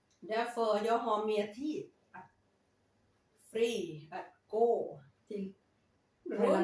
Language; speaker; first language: Swedish; non-native, learner; Thai